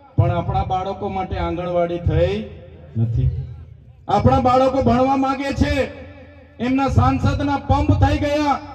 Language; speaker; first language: Gujarati; non-native, local second language; Vasavi